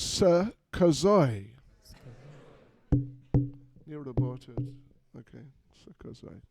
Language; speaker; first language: Russian; non-native, learner; English